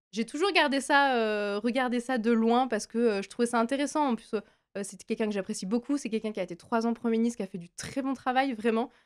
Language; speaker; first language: French; native; French